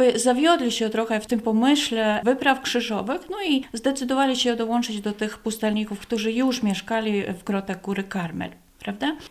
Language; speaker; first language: Polish; non-native, fluent; Latvian